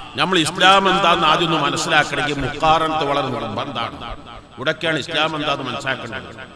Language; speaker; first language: Malayalam; native; Malayalam